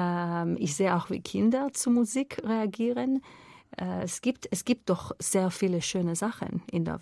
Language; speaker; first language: German; non-native, fluent; Hebrew